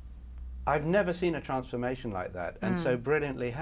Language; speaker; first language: English; native; English